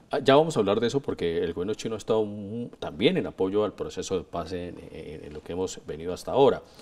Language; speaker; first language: Spanish; native; Spanish